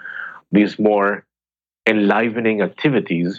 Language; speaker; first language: English; non-native, fluent; Spanish